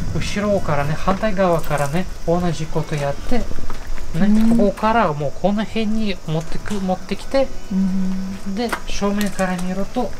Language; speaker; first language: Japanese; non-native, fluent; Russian